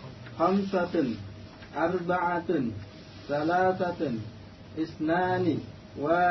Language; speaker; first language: Arabic; non-native, learner; Indonesian